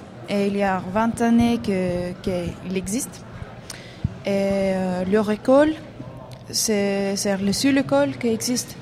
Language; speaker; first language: French; non-native, fluent; Hebrew